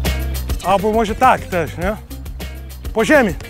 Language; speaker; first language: Polish; non-native, learner; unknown